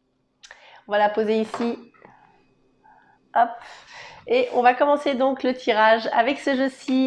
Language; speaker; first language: French; native; French